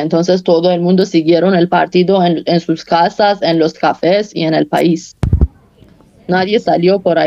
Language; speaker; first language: Spanish; non-native, fluent; Persian